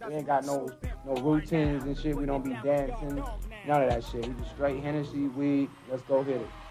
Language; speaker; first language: English; native; English